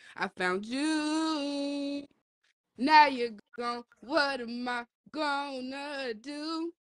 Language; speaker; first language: English; native; English